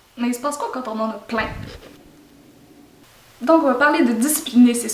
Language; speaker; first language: French; native; French